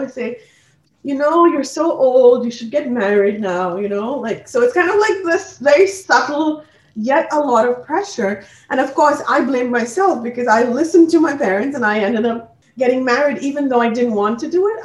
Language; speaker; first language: English; non-native, local second language; Punjabi